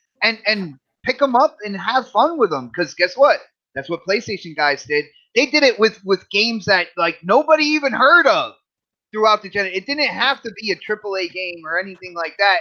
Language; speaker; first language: English; native; English